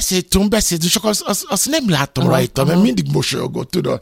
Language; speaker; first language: Hungarian; non-native, fluent; Yoruba